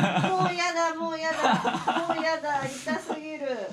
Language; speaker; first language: Japanese; native; Japanese